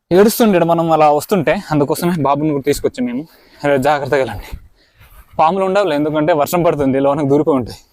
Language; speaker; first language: Telugu; non-native, local second language; Odia